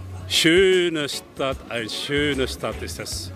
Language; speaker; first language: German; non-native, learner; Dutch